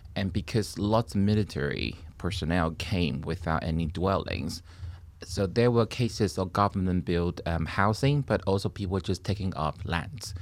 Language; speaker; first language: English; non-native, fluent; Chinese